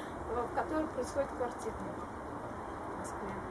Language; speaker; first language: Russian; native; Russian